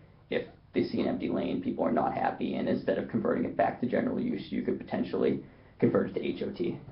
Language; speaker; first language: English; native; English